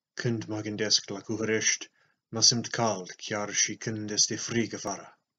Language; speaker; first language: Romanian; non-native, learner; English